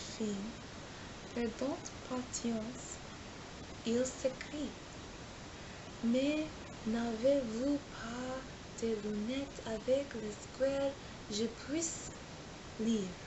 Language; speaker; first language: French; non-native, learner; English